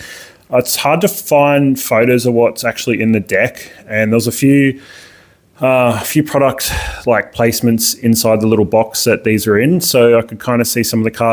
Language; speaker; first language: English; native; English